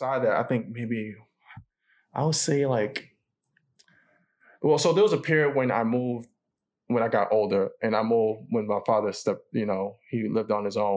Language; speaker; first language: English; native; English